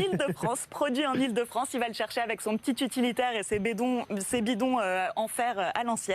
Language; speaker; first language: French; native; French